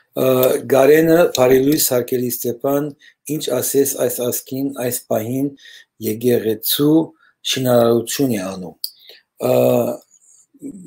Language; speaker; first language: Armenian; early bilingual, heritage; Armenian